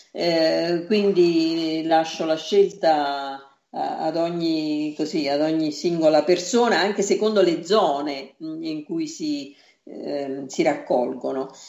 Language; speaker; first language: Italian; native; Italian